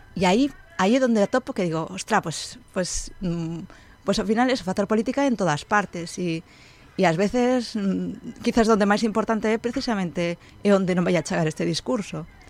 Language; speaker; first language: Galician; non-native, local second language; Spanish